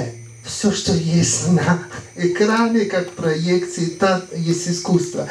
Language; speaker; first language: Russian; non-native, fluent; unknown